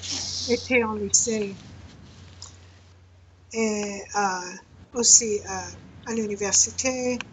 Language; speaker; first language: French; non-native, learner; English